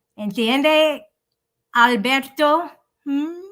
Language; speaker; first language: Spanish; non-native, learner; English